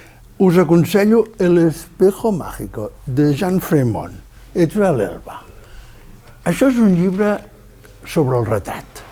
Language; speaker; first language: Catalan; native; Catalan